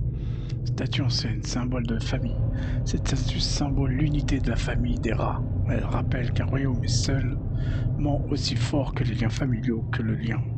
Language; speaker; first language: French; native; French